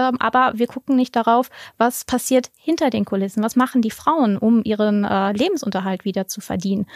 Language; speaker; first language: German; native; German